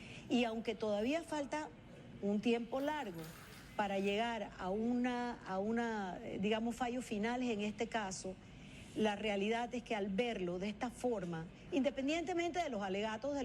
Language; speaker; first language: Spanish; native; Spanish